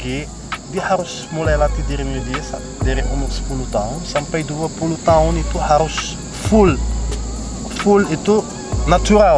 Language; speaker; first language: Indonesian; non-native, fluent; Arabic